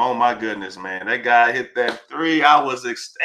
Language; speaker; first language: English; native; English